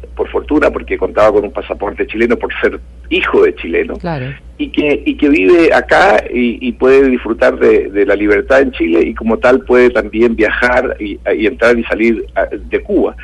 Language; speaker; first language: Spanish; native; Spanish